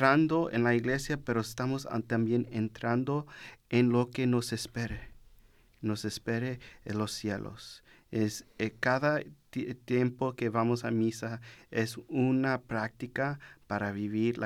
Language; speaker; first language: Spanish; early bilingual, heritage; Spanish